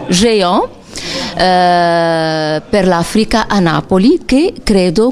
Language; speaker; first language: Italian; non-native, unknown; Arabic